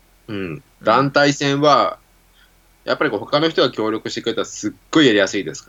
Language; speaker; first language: Japanese; native; Japanese